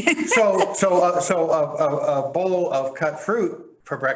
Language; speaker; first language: English; native; English